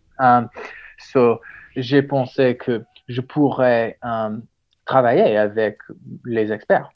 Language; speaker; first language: French; non-native, learner; English